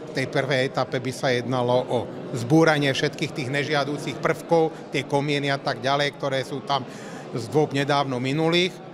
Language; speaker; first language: Slovak; native; Slovak